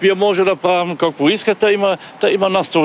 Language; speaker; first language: Bulgarian; non-native, learner; German